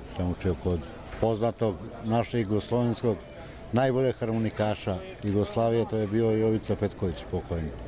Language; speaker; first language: Serbian; native; Serbian